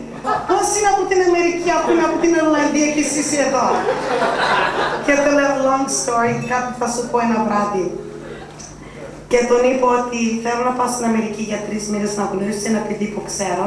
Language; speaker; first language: Greek; early bilingual, heritage; Greek